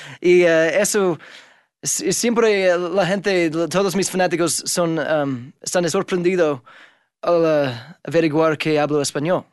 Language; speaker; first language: Spanish; non-native, fluent; English